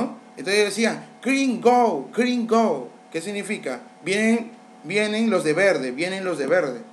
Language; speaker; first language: Spanish; native; Spanish